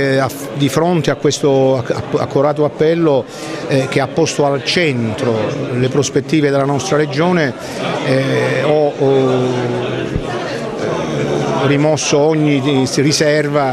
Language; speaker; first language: Italian; native; Italian